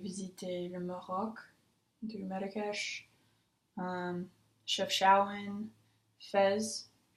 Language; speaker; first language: French; non-native, learner; English